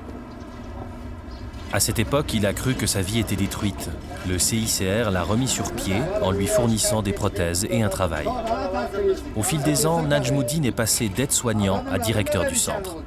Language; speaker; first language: French; native; French